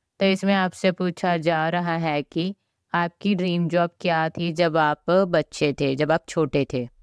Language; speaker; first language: Hindi; native; Hindi